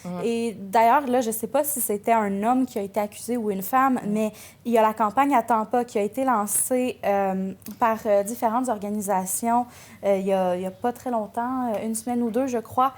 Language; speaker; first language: French; native; French